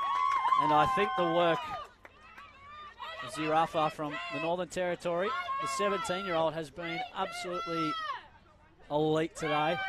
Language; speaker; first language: English; native; English